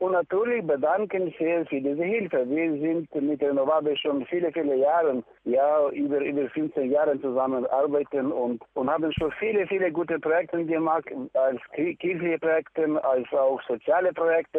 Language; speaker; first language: German; non-native, fluent; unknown